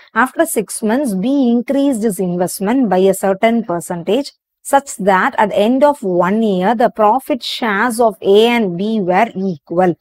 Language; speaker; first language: English; non-native, local second language; Tamil